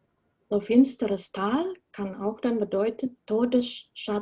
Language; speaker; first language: German; non-native, fluent; Indonesian